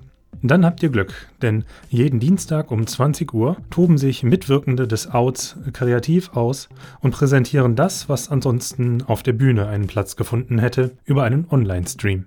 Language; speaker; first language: German; native; German